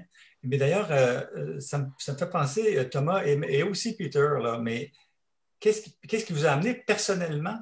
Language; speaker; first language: French; native; French